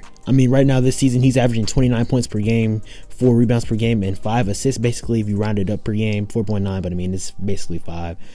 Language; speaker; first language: English; native; English